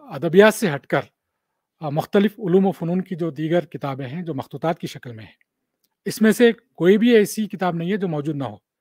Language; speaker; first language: Hindi; non-native, local second language; Urdu